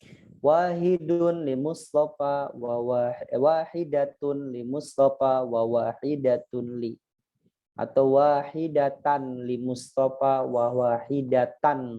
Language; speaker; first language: Arabic; non-native, fluent; Indonesian